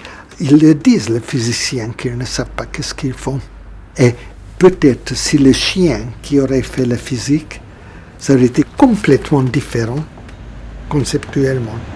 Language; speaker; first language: French; non-native, fluent; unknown